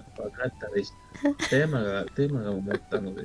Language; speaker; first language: Japanese; non-native, learner; Spanish